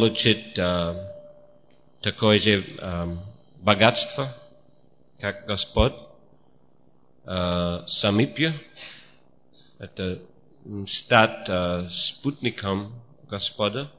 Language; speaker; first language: Russian; non-native, fluent; English